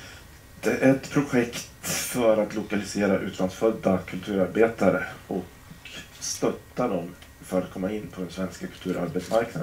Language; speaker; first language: Swedish; native; Swedish